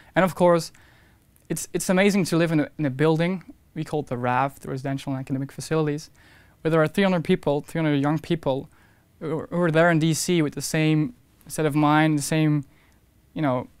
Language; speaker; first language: English; non-native, fluent; Dutch